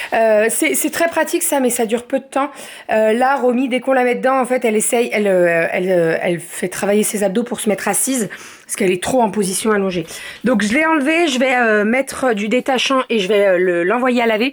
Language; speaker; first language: French; native; French